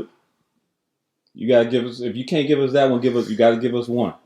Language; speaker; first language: English; native; English